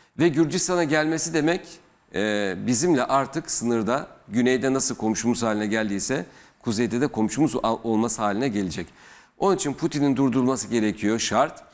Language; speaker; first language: Turkish; native; Turkish